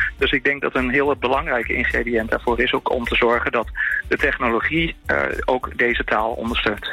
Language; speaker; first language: Dutch; native; Dutch